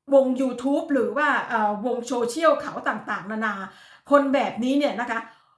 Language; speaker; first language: Thai; native; Thai